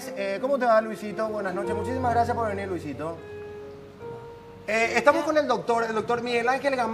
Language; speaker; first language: Spanish; native; Spanish